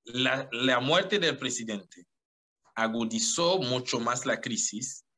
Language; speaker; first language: Spanish; non-native, fluent; Haitian Creole